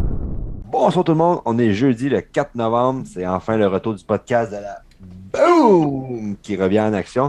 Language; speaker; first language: French; native; French